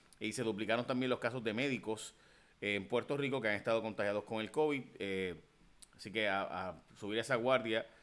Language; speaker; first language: Spanish; early bilingual, heritage; Spanish